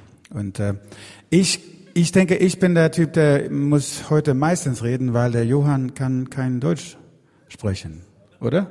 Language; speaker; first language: German; non-native, fluent; Swedish